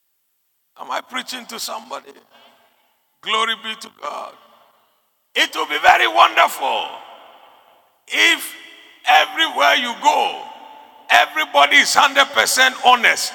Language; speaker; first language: English; non-native, local second language; Akan